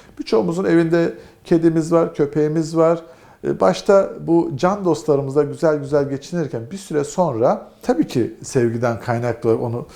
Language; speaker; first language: Turkish; native; Turkish